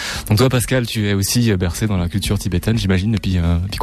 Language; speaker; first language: French; native; French